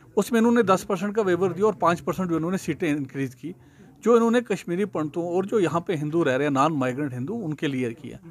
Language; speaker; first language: Hindi; non-native, local second language; Punjabi